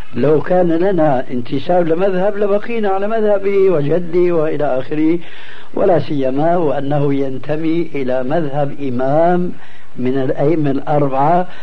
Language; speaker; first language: Arabic; early bilingual, other home language; Albanian